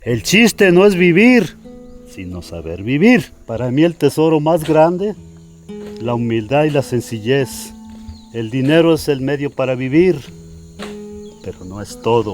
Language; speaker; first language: Spanish; native; Spanish